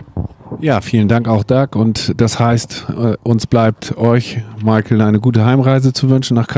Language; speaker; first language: German; native; German